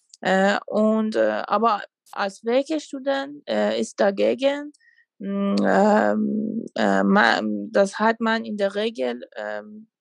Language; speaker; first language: German; non-native, fluent; Persian